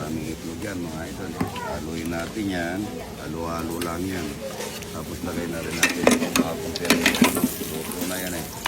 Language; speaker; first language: Filipino; native; Filipino